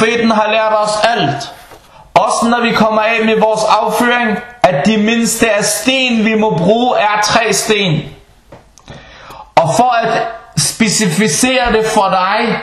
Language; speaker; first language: Danish; non-native, fluent; Arabic